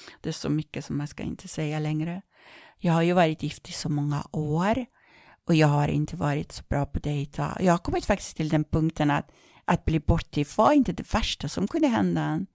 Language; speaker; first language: Swedish; non-native, fluent; Persian